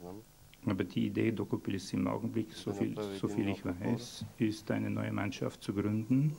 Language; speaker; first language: German; non-native, fluent; Bulgarian